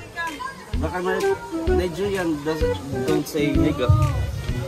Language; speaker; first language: English; non-native, learner; Filipino